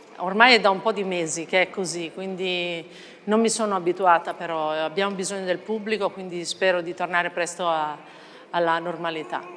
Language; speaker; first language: Italian; native; Italian